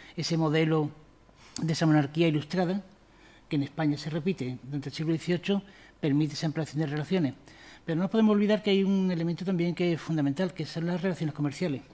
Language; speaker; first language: Spanish; native; Spanish